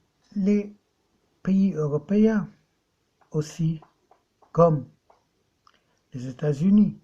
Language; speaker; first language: French; non-native, local second language; Arabic